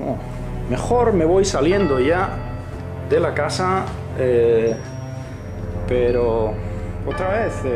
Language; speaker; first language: Spanish; early bilingual, heritage; Spanish